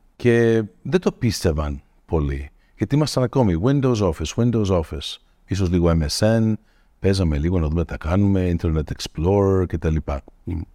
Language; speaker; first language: Greek; early bilingual, heritage; Greek